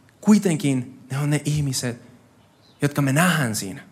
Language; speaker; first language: Finnish; non-native, fluent; Spanish